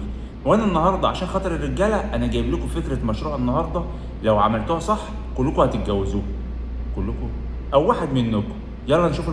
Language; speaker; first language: Arabic; native; Arabic